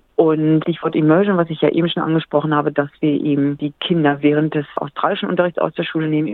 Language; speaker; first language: German; native; German